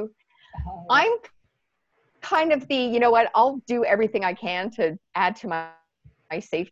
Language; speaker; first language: English; native; English